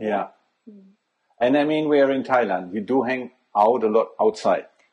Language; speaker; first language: English; non-native, fluent; German